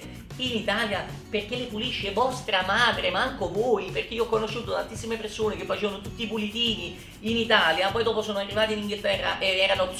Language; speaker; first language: Italian; native; Italian